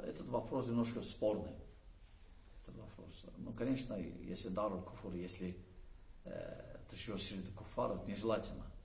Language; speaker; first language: Russian; non-native, learner; Azerbaijani